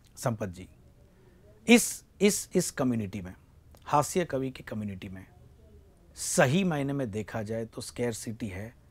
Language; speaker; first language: Hindi; non-native, local second language; Gujarati